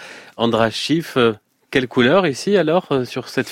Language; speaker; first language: French; native; French